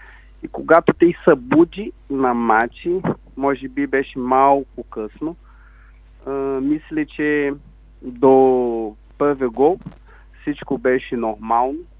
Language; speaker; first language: Bulgarian; non-native, learner; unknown